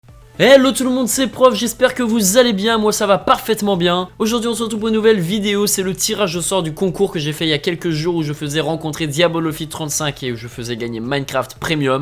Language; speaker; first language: French; native; French